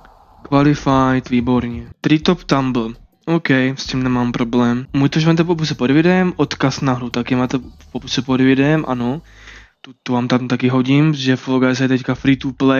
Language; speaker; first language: Czech; native; Czech